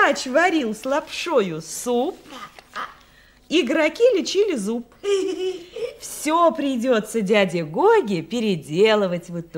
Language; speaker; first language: Russian; native; Russian